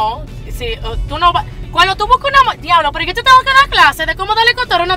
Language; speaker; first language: Spanish; native; Spanish